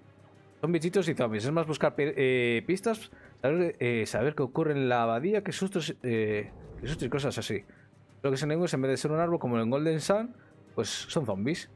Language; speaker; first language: Spanish; native; Spanish